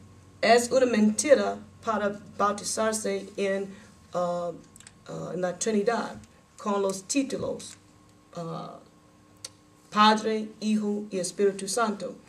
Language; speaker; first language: Spanish; non-native, learner; English